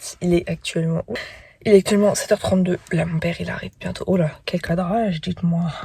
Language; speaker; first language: French; native; French